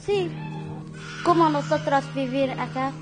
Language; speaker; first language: Spanish; non-native, learner; Arabic